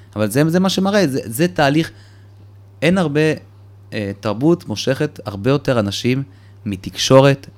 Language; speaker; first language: Hebrew; early bilingual, other home language; Russian